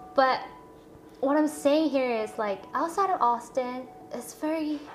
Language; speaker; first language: English; non-native, fluent; Korean